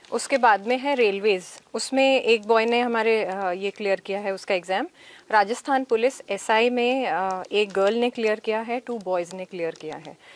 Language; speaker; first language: Hindi; native; Hindi